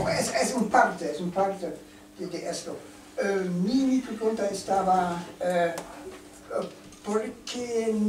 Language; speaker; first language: Spanish; non-native, learner; German